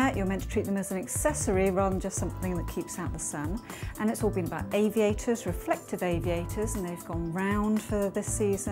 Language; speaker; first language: English; native; English